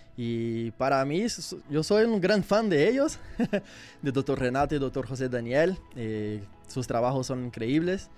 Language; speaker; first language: Spanish; non-native, learner; Portuguese